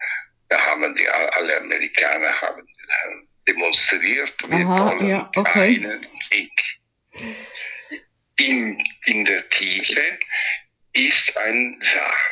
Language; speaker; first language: German; non-native, fluent; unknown